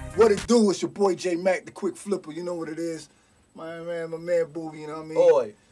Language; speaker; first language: English; native; English